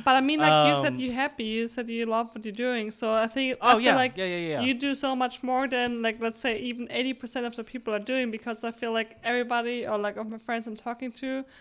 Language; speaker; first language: English; non-native, fluent; German